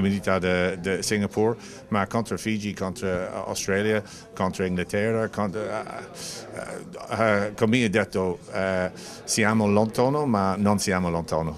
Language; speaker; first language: Italian; non-native, learner; English